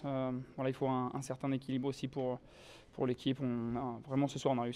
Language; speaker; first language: French; native; French